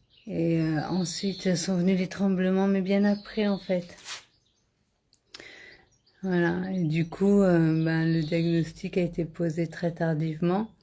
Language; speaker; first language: French; native; French